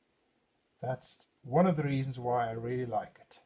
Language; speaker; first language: English; non-native, fluent; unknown